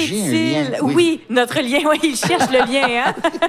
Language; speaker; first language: French; native; French